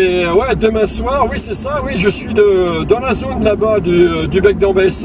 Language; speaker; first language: French; native; French